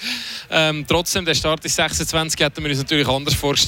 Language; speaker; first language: German; native; German